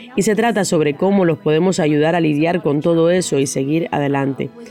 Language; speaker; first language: Spanish; non-native, fluent; Ukrainian